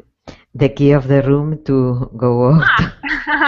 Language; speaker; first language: English; non-native, learner; Spanish